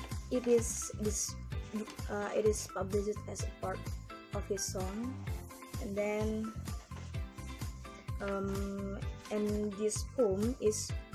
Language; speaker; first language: English; non-native, learner; Indonesian